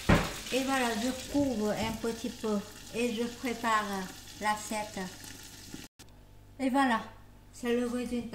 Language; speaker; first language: French; non-native, learner; Vietnamese